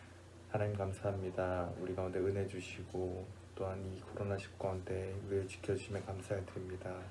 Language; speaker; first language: Korean; native; Korean